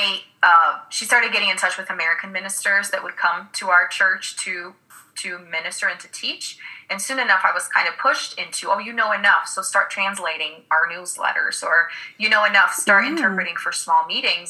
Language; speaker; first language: English; non-native, fluent; Portuguese